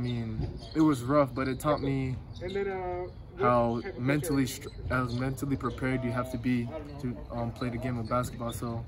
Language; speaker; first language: English; non-native, fluent; Japanese